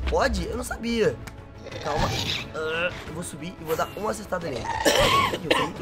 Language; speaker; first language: Portuguese; native; Portuguese